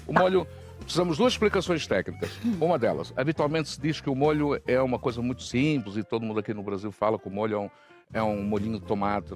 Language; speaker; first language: Portuguese; native; Portuguese